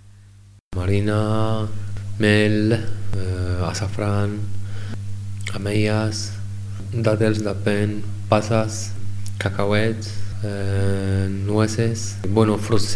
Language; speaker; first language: Catalan; non-native, learner; Arabic